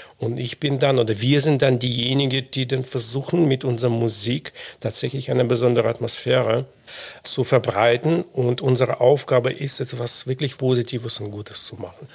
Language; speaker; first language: German; non-native, fluent; Russian